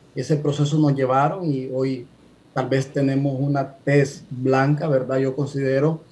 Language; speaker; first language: Spanish; native; Spanish